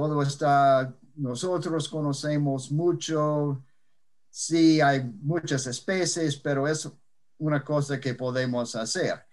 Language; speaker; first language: Spanish; non-native, fluent; English